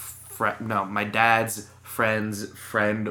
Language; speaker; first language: English; native; English